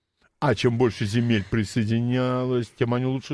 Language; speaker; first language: Russian; native; Russian